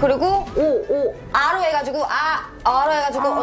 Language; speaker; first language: Korean; native; Korean